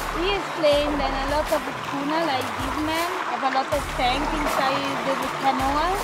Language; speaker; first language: English; non-native, learner; Italian